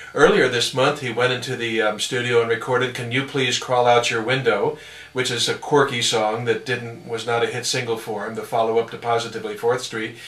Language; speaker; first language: English; native; English